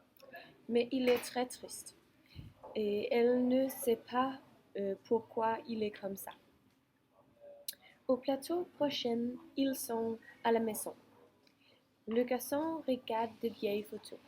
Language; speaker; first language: French; non-native, learner; Danish